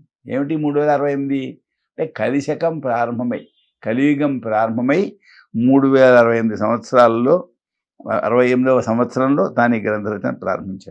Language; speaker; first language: Telugu; native; Telugu